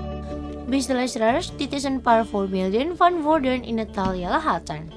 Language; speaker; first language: Dutch; non-native, learner; Indonesian